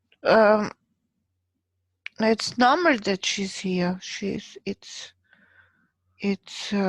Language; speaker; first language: English; non-native, fluent; German